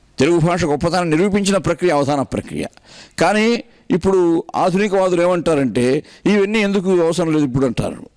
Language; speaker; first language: Telugu; native; Telugu